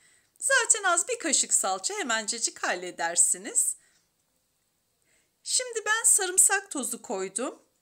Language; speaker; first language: Turkish; native; Turkish